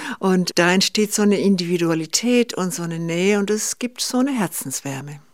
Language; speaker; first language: German; native; German